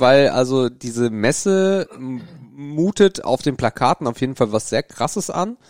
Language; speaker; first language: German; native; German